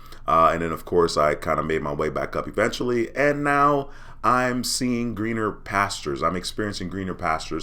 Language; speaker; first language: English; native; English